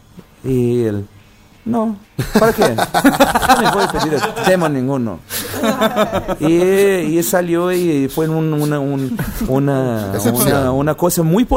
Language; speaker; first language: Spanish; non-native, fluent; Portuguese